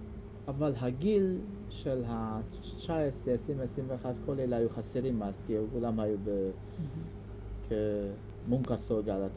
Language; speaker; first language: Hebrew; non-native, fluent; Hungarian